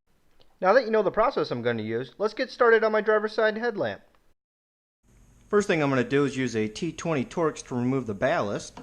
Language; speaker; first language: English; native; English